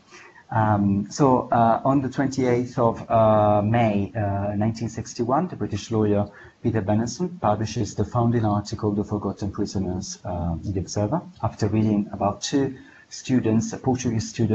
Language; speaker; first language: English; non-native, fluent; Italian